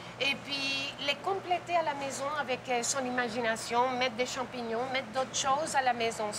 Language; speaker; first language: French; native; French